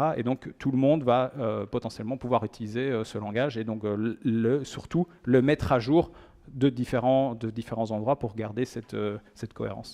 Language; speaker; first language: French; native; French